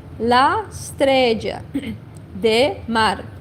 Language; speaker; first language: Spanish; non-native, fluent; Portuguese